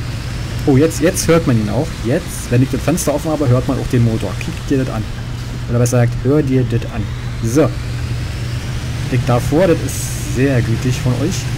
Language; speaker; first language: German; native; German